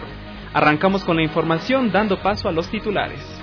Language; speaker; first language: Spanish; native; Spanish